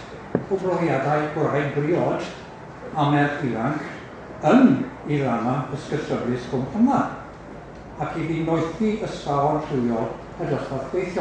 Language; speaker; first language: Welsh; native; Welsh